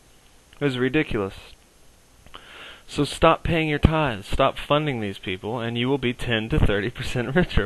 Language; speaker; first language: English; native; English